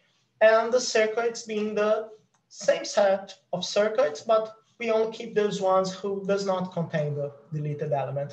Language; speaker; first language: English; non-native, fluent; Portuguese